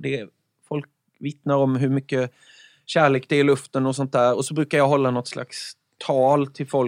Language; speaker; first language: Swedish; native; Swedish